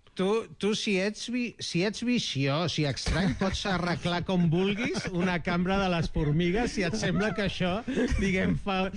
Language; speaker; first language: Catalan; non-native, local second language; Spanish